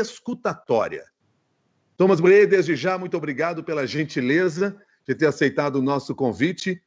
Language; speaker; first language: Portuguese; native; Portuguese